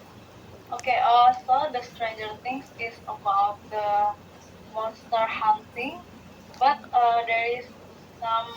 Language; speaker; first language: English; non-native, learner; Indonesian